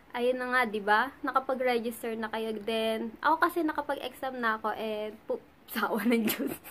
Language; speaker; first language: Filipino; native; Filipino